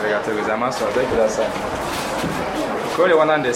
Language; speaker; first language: Japanese; non-native, fluent; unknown